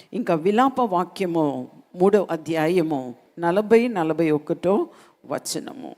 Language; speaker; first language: Telugu; non-native, local second language; Malayalam